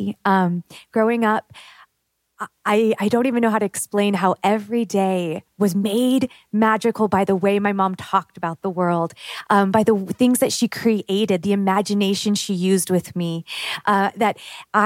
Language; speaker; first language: English; native; English